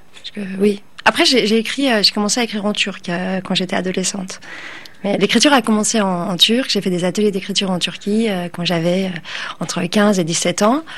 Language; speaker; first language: French; early bilingual, other home language; Turkish